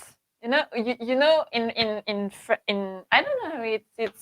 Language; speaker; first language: English; non-native, learner; French